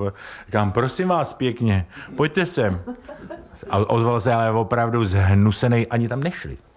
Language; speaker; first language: Czech; native; Czech